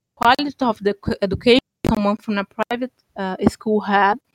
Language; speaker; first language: English; non-native, fluent; Portuguese